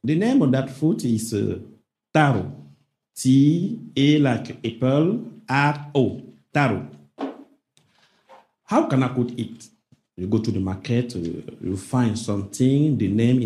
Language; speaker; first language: English; non-native, local second language; French